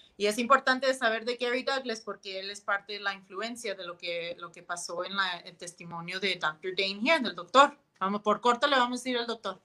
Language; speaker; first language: Spanish; early bilingual, heritage; Spanish